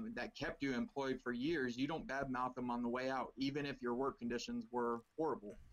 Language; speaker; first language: English; native; English